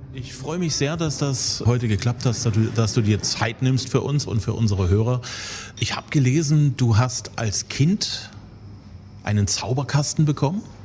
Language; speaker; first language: German; native; German